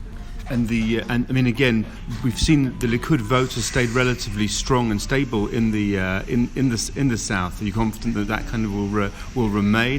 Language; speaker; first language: English; native; English